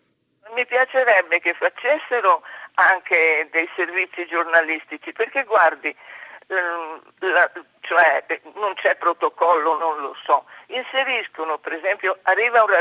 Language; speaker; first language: Italian; native; Italian